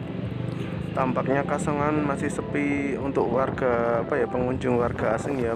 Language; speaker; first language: Indonesian; non-native, local second language; Javanese